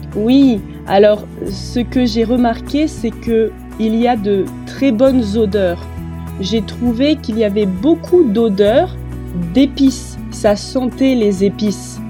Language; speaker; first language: French; native; French